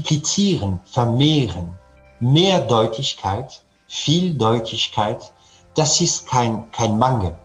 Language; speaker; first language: German; non-native, fluent; French